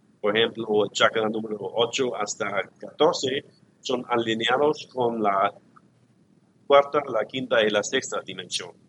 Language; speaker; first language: Spanish; non-native, learner; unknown